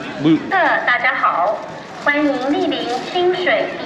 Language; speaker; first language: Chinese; non-native, fluent; Korean